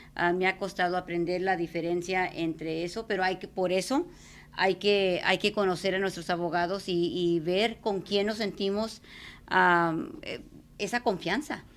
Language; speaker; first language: Spanish; native; Spanish